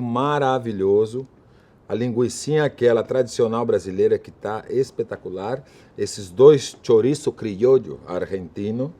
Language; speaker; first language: Portuguese; native; Portuguese